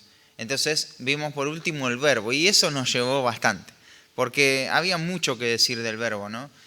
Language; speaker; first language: Spanish; native; Spanish